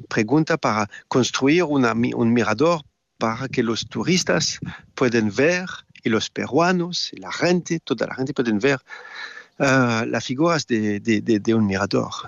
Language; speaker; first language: Spanish; non-native, learner; French